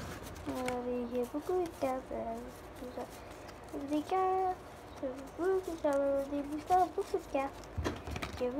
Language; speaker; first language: French; native; French